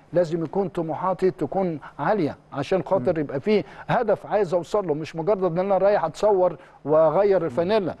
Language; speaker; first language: Egyptian Arabic; native; Egyptian Arabic